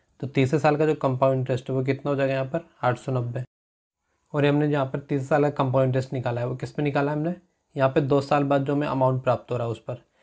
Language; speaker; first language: Hindi; native; Hindi